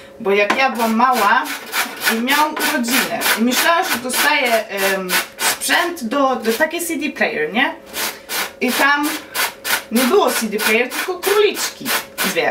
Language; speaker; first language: Polish; non-native, learner; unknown